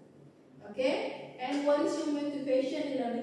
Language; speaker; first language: English; non-native, fluent; Indonesian